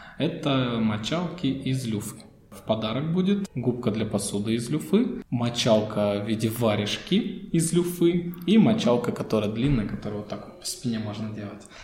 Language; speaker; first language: Russian; native; Russian